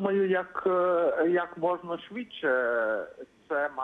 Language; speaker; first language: Ukrainian; non-native, fluent; Lithuanian